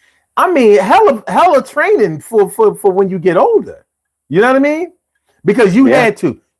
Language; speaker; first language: English; native; English